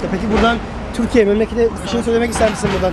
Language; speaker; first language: Turkish; native; Turkish